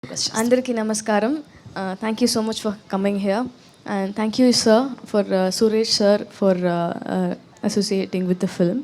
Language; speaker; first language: Telugu; non-native, learner; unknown